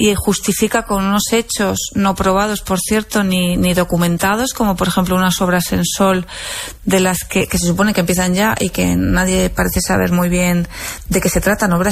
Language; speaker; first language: Spanish; native; Spanish